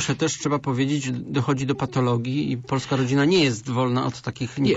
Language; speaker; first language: Polish; native; Polish